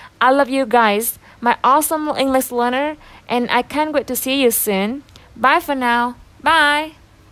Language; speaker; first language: English; non-native, fluent; Vietnamese